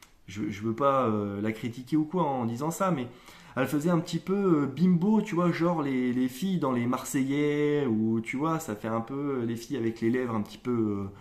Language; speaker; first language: French; native; French